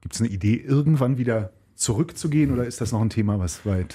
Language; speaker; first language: German; native; German